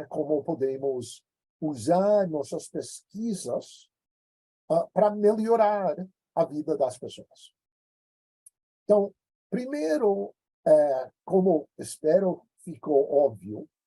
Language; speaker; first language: Portuguese; non-native, fluent; English